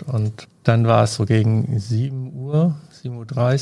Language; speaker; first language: German; native; German